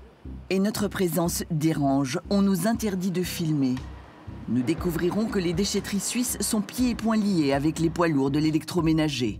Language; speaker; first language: French; native; French